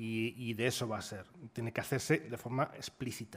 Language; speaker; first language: Spanish; native; Spanish